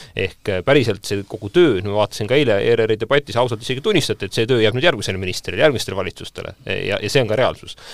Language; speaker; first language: Estonian; native; Estonian